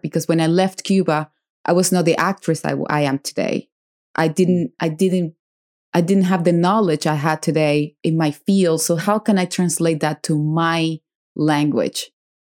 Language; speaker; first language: English; non-native, fluent; Spanish